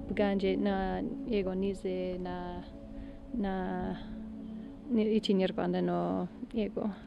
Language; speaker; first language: Kinyarwanda; non-native, learner; English